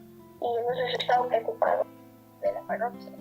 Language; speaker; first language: Spanish; non-native, fluent; English